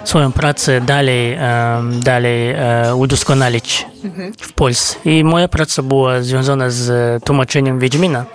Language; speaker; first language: Polish; non-native, fluent; Kazakh